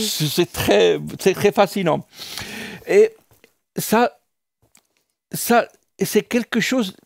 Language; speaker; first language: French; non-native, fluent; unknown